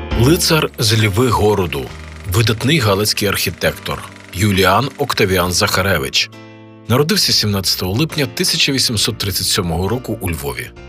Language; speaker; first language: Ukrainian; native; Ukrainian